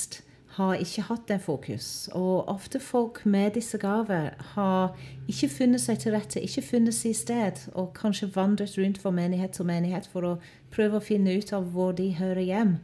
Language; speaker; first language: Norwegian; non-native, fluent; English